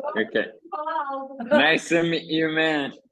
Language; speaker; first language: English; non-native, fluent; Portuguese